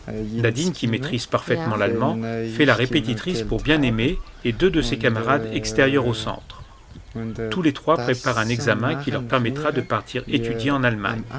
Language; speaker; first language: French; native; French